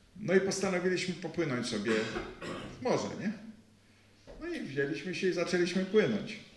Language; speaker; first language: Polish; native; Polish